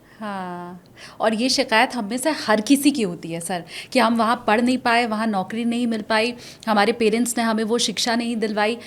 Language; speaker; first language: Hindi; native; Hindi